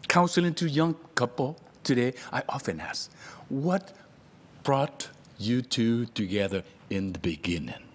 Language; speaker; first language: English; non-native, fluent; Vietnamese